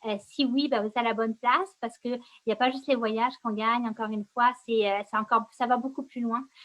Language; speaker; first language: French; native; French